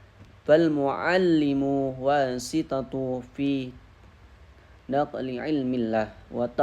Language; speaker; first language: Arabic; non-native, learner; Indonesian